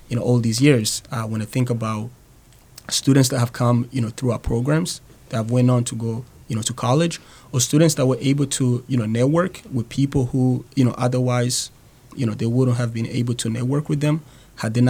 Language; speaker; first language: English; non-native, fluent; Rundi